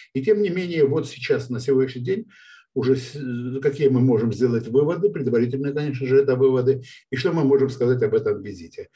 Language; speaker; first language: Russian; non-native, local second language; Georgian